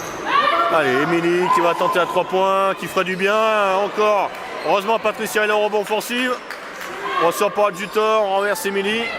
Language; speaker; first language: French; native; French